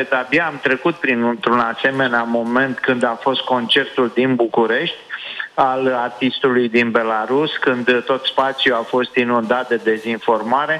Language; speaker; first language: Romanian; native; Romanian